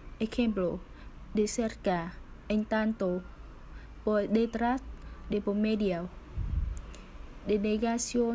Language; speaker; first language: Spanish; non-native, learner; Vietnamese